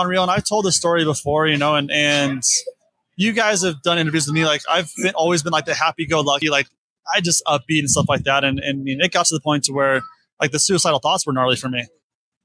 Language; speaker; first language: English; native; English